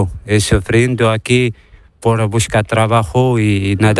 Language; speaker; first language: Spanish; non-native, learner; Arabic